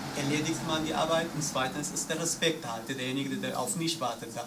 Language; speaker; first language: German; non-native, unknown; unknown